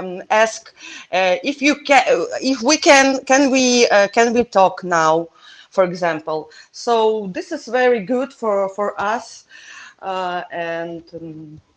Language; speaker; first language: English; non-native, learner; Russian